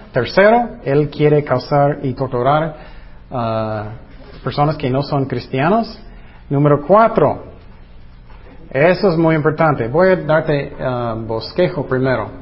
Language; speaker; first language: Spanish; non-native, fluent; English